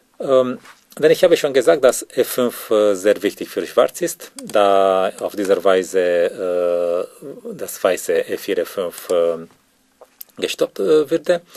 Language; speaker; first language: German; non-native, learner; Romanian